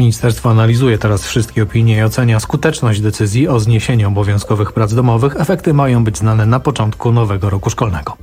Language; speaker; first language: Polish; native; Polish